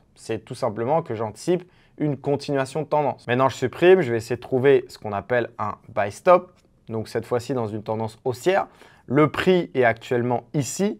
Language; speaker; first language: French; native; French